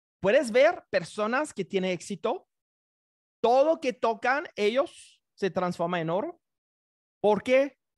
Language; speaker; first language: Spanish; non-native, fluent; French